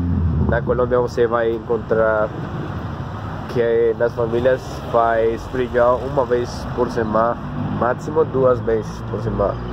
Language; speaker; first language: Portuguese; non-native, learner; Spanish